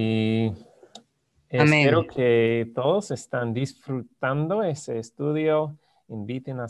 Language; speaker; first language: Spanish; non-native, fluent; English